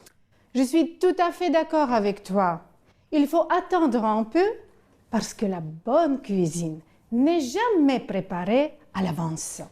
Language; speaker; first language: French; non-native, fluent; Ukrainian